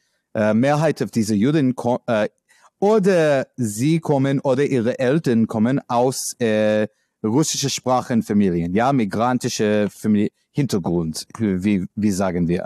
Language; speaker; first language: German; non-native, learner; English